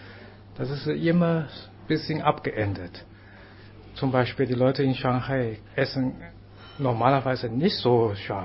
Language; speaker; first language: German; non-native, fluent; Chinese